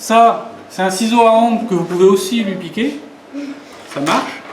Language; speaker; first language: French; native; French